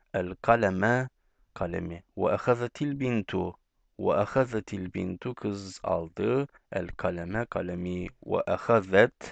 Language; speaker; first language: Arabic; non-native, fluent; Turkish